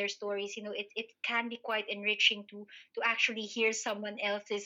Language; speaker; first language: English; non-native, local second language; Filipino